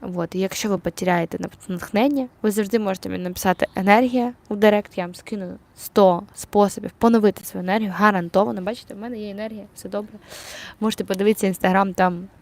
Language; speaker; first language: Ukrainian; non-native, local second language; Russian